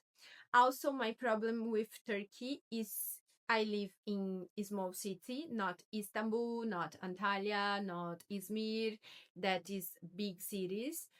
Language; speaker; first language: English; non-native, learner; Portuguese